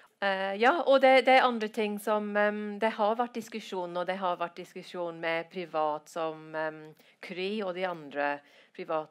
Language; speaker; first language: Norwegian; non-native, fluent; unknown